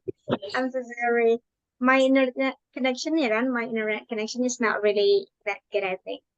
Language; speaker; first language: English; non-native, fluent; Indonesian